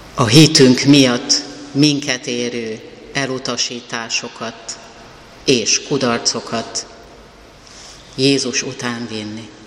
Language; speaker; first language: Hungarian; native; Hungarian